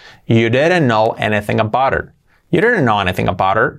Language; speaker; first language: English; non-native, fluent; Spanish